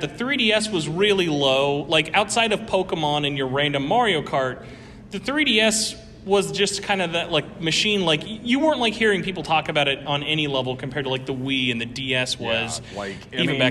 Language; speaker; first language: English; native; English